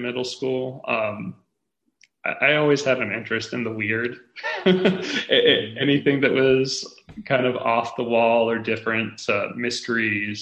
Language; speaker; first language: English; native; English